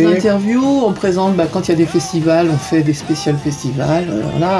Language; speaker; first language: French; native; French